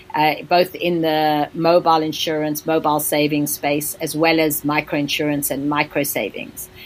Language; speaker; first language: English; native; English